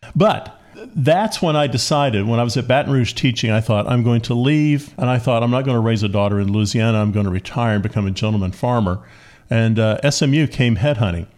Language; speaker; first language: English; native; English